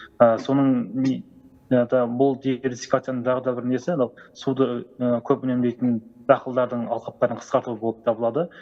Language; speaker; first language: Kazakh; native; Kazakh